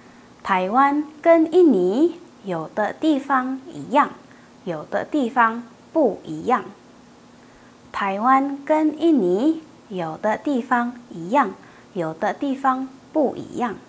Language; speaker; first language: Chinese; non-native, fluent; Indonesian